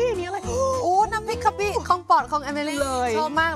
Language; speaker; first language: Thai; non-native, fluent; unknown